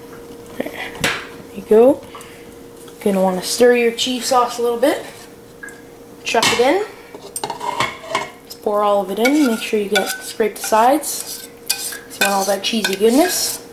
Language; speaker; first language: English; native; English